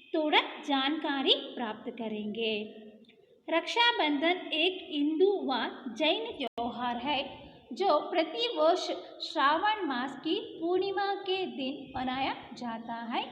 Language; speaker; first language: Hindi; non-native, local second language; Kannada